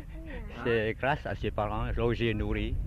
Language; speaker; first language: French; non-native, fluent; Vietnamese